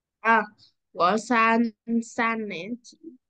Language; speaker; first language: Chinese; non-native, learner; Vietnamese